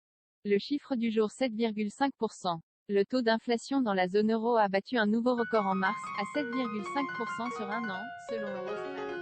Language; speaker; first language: French; native; French